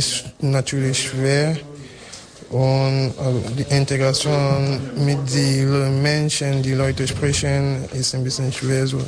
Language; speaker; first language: German; non-native, learner; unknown